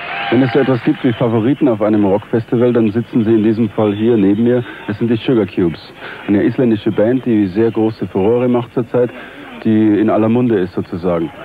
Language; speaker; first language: German; native; German